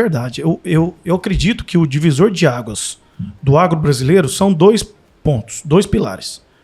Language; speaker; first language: Portuguese; native; Portuguese